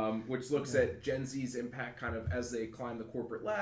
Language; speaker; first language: English; native; English